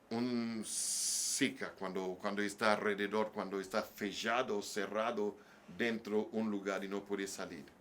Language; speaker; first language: Spanish; non-native, learner; English